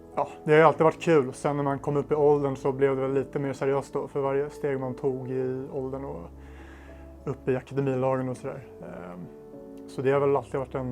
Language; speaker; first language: Swedish; native; Swedish